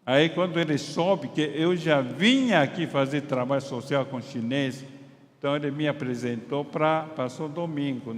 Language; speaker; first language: Portuguese; non-native, fluent; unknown